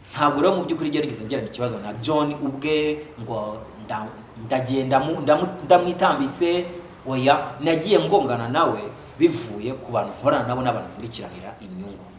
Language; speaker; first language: Kinyarwanda; native; Kinyarwanda